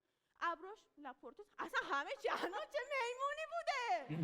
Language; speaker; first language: Persian; native; Persian